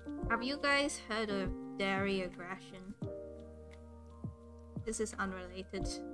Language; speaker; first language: English; non-native, local second language; Cantonese